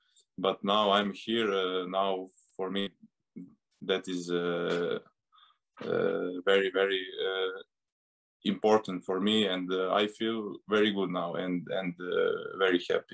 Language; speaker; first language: English; non-native, learner; Serbian